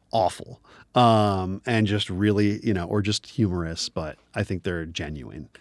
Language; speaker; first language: English; native; English